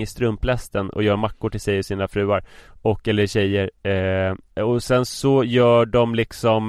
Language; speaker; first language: Swedish; native; Swedish